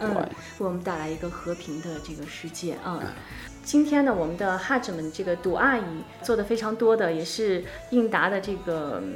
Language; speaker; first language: Chinese; native; Chinese